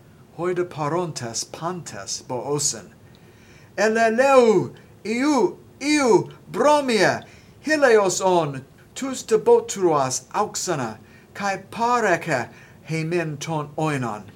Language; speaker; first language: Greek; non-native, learner; English